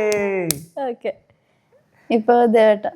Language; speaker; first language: Malayalam; non-native, learner; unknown